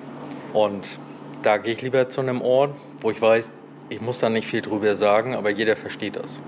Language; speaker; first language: German; native; German